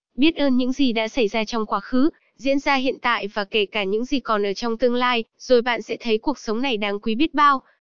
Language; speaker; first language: Vietnamese; non-native, local second language; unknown